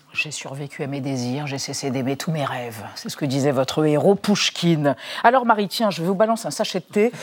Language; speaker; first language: French; native; French